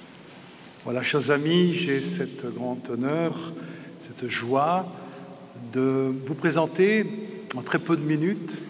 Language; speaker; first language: French; native; French